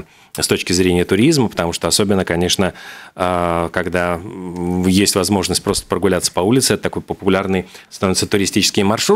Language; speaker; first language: Russian; native; Russian